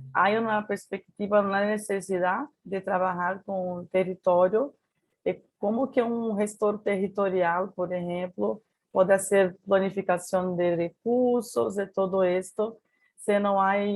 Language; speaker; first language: Portuguese; native; Portuguese